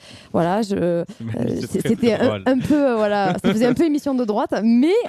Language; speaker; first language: French; native; French